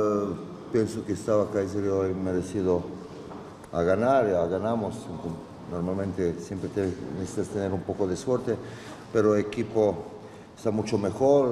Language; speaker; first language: Spanish; non-native, fluent; Croatian